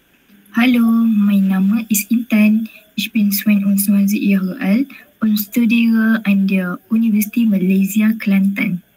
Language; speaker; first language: German; non-native, learner; Malay